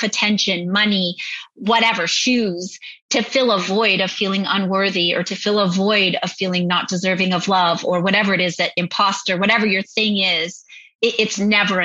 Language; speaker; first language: English; native; English